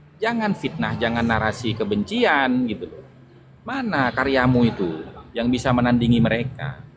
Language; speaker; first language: Indonesian; non-native, local second language; Madurese